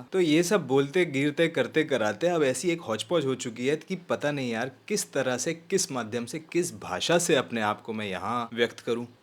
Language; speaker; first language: Hindi; native; Hindi